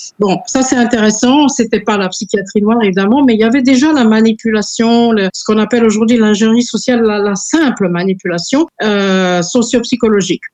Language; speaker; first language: French; non-native, fluent; Serbian